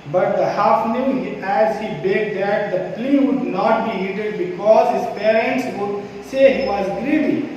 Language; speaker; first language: English; non-native, local second language; Hindi